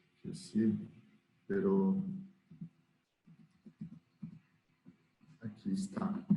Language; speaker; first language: Spanish; non-native, learner; Portuguese